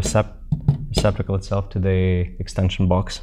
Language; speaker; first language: English; non-native, fluent; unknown